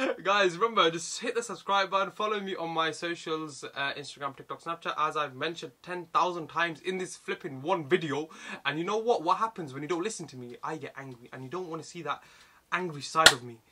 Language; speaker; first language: English; early bilingual, other home language; Hindi